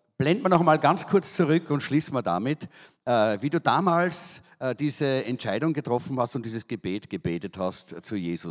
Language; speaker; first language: German; native; German